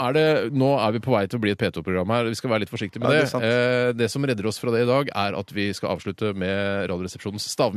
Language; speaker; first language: Norwegian; native; Norwegian